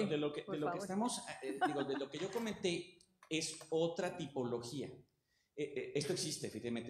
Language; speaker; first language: Spanish; native; Spanish